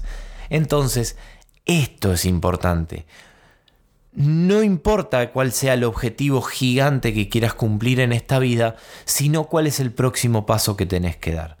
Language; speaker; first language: Spanish; native; Spanish